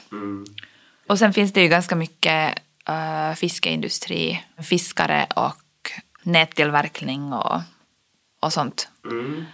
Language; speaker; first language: Swedish; native; Swedish